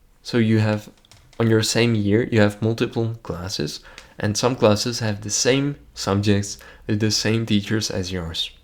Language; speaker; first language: English; non-native, fluent; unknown